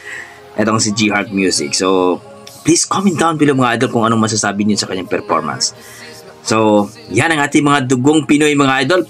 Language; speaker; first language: Filipino; native; Filipino